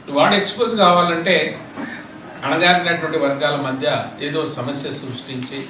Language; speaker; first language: Telugu; non-native, local second language; Lambadi